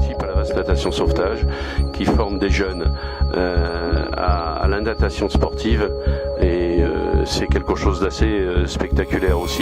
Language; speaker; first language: French; native; French